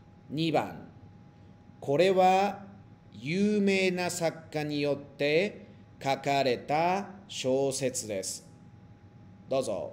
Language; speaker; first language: Japanese; non-native, fluent; Spanish